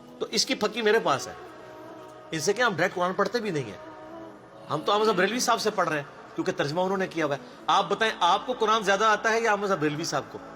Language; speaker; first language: Urdu; native; Urdu